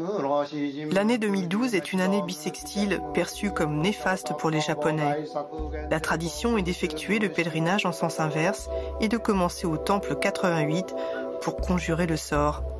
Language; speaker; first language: French; native; French